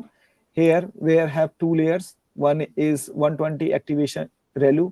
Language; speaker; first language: English; non-native, learner; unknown